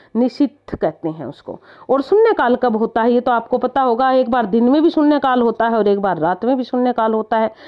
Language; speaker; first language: Hindi; native; Hindi